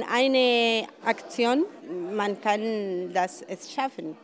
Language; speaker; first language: German; non-native, learner; Spanish